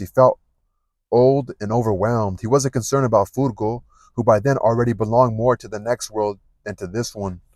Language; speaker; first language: English; native; English